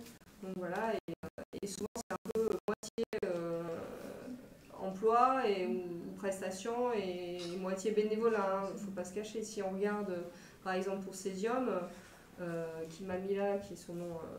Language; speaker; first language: French; native; French